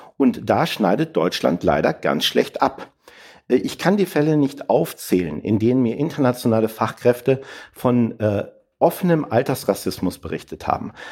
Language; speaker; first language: German; native; German